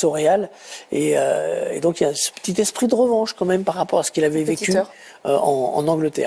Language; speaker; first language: French; native; French